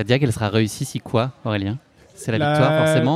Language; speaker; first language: French; native; French